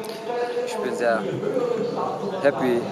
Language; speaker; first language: German; non-native, learner; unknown